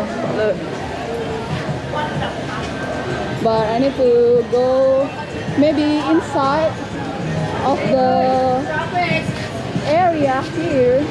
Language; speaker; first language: English; non-native, learner; Indonesian